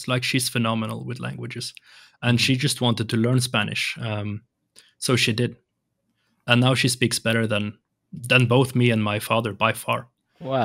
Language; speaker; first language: English; non-native, fluent; Swedish